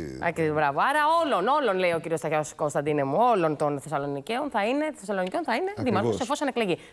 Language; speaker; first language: Greek; native; Greek